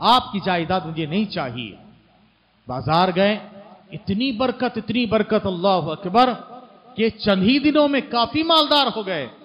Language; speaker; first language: Hindi; native; Hindi